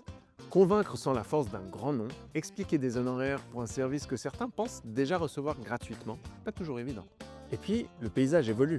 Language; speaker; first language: French; native; French